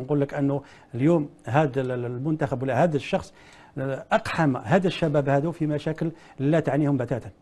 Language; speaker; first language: Arabic; native; Arabic